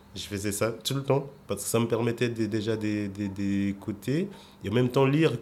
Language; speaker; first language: French; non-native, fluent; Portuguese